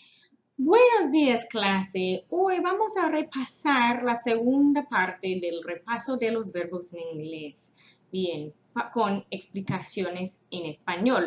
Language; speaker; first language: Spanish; non-native, fluent; English